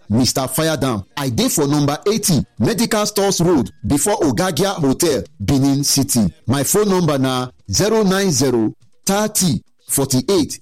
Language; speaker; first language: Nigerian Pidgin; non-native, local second language; Yoruba